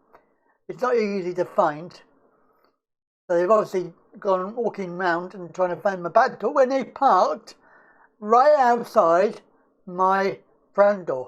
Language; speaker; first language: English; native; English